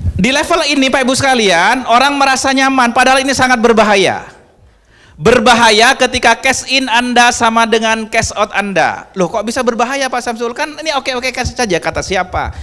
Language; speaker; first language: Indonesian; non-native, local second language; Madurese